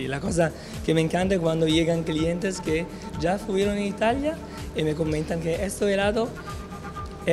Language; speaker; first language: Spanish; non-native, fluent; Italian